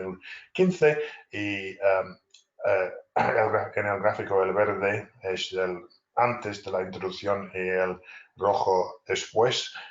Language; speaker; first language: Spanish; non-native, fluent; English